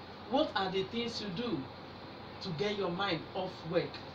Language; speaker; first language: English; non-native, local second language; Igbo